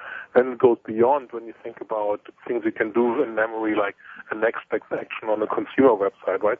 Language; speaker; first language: English; non-native, fluent; Italian